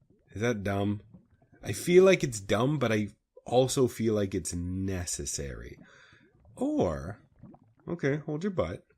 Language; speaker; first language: English; native; English